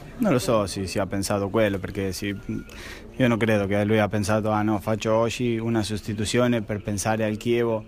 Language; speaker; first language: Italian; non-native, fluent; Spanish